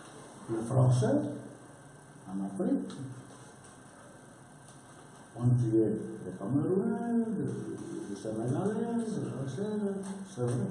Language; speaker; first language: French; non-native, learner; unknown